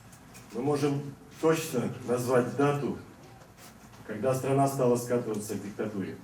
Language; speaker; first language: Russian; native; Russian